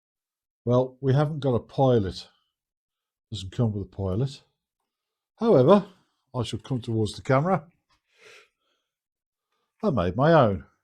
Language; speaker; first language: English; native; English